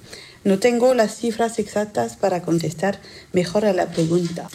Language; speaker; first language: Spanish; non-native, fluent; French